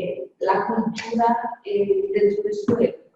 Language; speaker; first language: Spanish; non-native, fluent; Portuguese